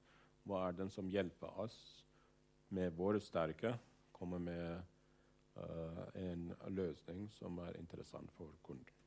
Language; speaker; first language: Norwegian; non-native, fluent; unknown